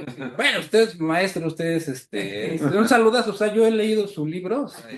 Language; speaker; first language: Spanish; native; Spanish